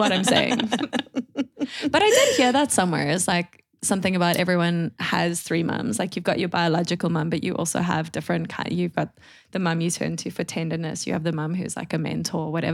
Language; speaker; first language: English; native; English